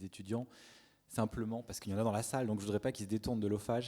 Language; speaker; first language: French; native; French